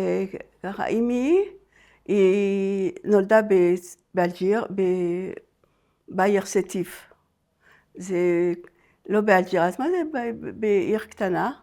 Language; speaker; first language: Hebrew; non-native, fluent; French